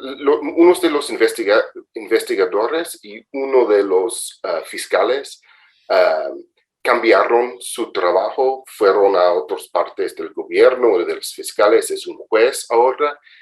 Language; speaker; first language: Spanish; non-native, fluent; English